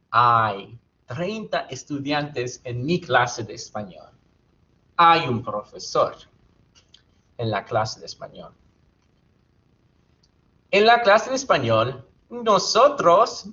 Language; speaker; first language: Spanish; non-native, fluent; English